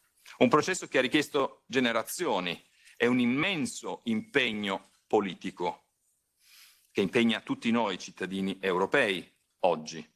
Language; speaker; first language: Italian; native; Italian